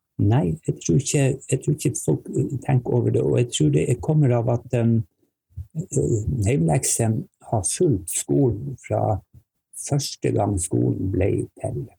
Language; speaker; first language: Norwegian; native; Norwegian